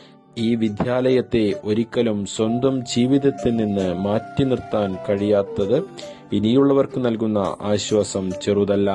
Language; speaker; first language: Malayalam; native; Malayalam